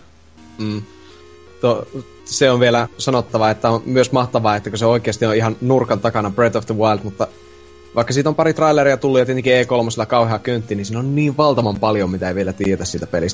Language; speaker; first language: Finnish; native; Finnish